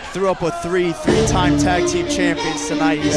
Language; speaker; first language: English; native; English